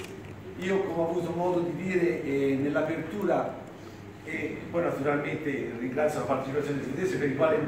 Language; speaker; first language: Italian; native; Italian